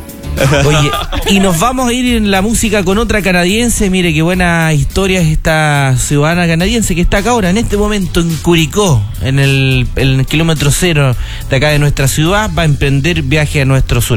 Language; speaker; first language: Spanish; native; Spanish